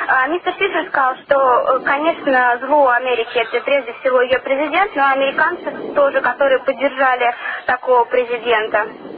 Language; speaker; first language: Russian; native; Russian